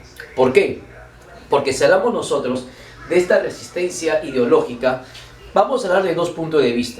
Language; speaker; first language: Spanish; native; Spanish